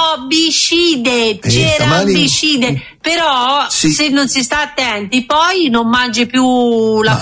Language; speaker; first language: Italian; native; Italian